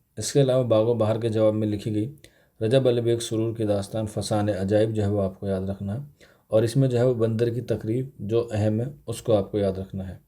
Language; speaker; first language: Urdu; native; Urdu